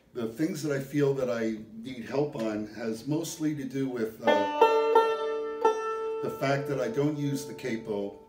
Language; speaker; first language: English; native; English